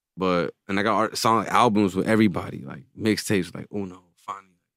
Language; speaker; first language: English; native; English